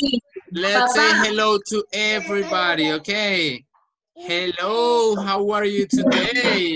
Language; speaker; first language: English; non-native, fluent; Spanish